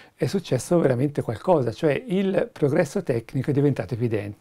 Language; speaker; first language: Italian; native; Italian